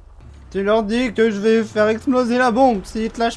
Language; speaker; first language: French; native; French